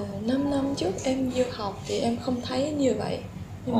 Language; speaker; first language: Vietnamese; non-native, fluent; Japanese